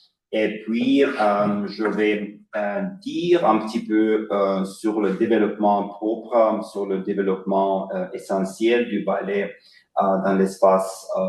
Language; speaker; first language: French; non-native, fluent; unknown